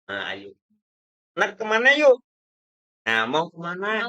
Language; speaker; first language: Indonesian; native; Indonesian